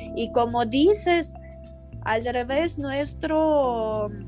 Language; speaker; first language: Spanish; non-native, fluent; Ukrainian